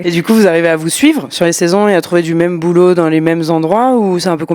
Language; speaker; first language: French; native; French